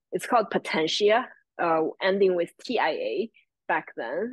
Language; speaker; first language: English; non-native, fluent; Chinese